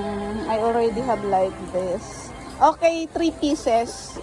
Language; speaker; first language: English; non-native, local second language; Filipino